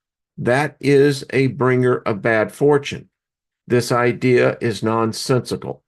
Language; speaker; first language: English; native; English